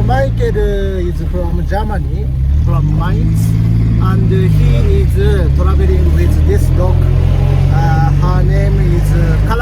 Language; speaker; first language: English; non-native, learner; Japanese